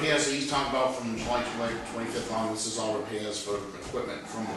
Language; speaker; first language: English; native; English